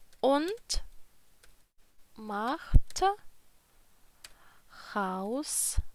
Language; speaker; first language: German; non-native, fluent; Ukrainian